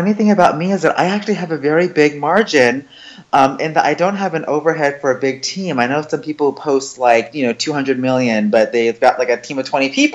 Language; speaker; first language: English; early bilingual, other home language; Chinese